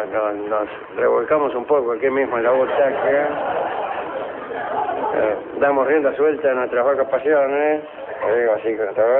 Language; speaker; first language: Spanish; native; Spanish